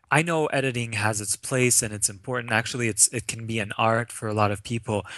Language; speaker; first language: English; early bilingual, other home language; Arabic